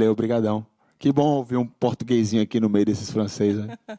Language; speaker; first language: Portuguese; native; Portuguese